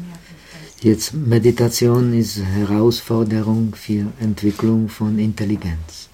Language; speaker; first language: German; non-native, fluent; Czech